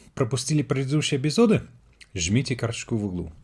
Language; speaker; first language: Russian; non-native, fluent; English